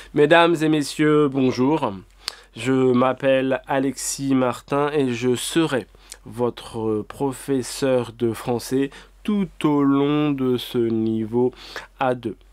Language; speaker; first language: French; native; French